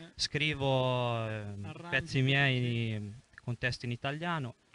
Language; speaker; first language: Italian; native; Italian